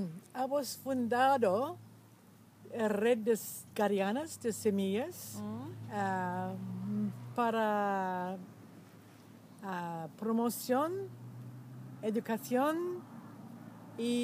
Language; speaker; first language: Spanish; non-native, learner; English